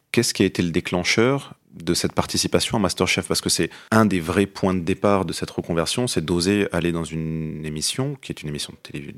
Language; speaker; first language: French; native; French